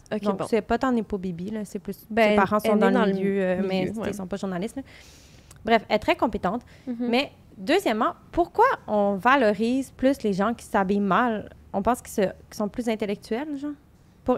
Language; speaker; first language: French; native; French